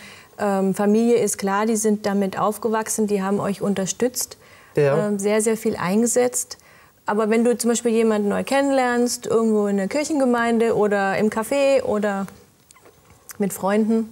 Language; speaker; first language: German; native; German